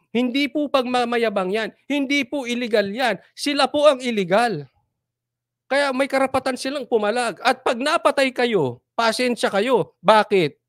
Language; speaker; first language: Filipino; native; Filipino